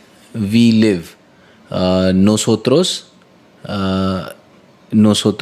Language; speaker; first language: Spanish; non-native, learner; Hindi